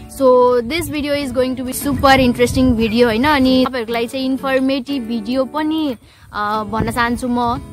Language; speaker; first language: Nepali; non-native, local second language; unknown